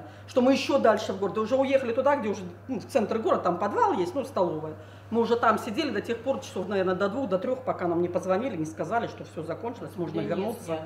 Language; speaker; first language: Russian; native; Russian